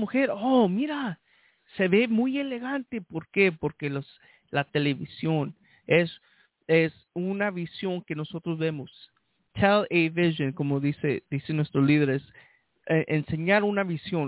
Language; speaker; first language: Spanish; early bilingual, heritage; Spanish